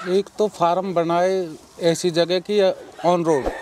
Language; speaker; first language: Hindi; native; Hindi